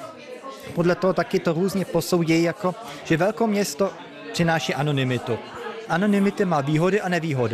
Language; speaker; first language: Czech; early bilingual, heritage; Czech